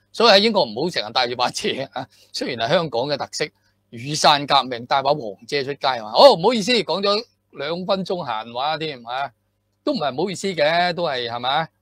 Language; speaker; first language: Chinese; non-native, local second language; Cantonese